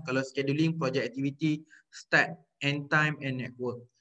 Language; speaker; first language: English; non-native, local second language; Malay